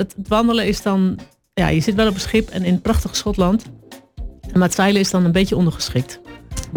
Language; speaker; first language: Dutch; native; Dutch